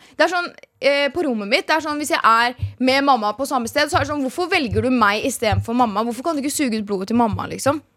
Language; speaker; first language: Norwegian; native; Norwegian